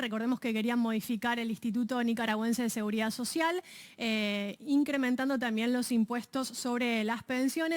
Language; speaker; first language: Spanish; native; Spanish